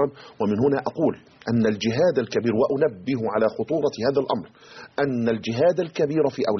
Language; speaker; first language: Arabic; native; Arabic